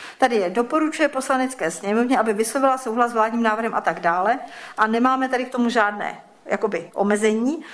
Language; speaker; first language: Czech; native; Czech